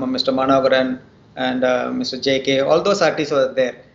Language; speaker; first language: English; non-native, local second language; Tamil